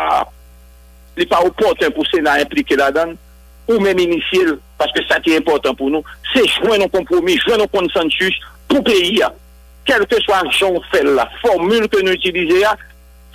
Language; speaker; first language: French; non-native, local second language; Haitian Creole